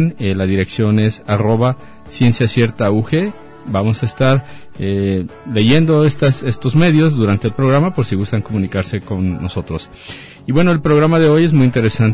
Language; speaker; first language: Spanish; native; Spanish